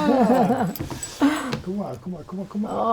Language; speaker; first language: German; native; German